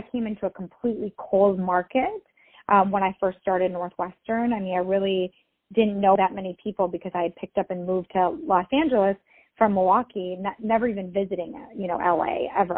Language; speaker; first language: English; native; English